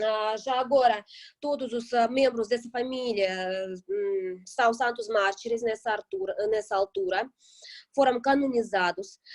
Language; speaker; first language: Portuguese; non-native, fluent; Russian